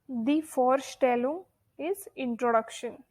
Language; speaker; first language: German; non-native, fluent; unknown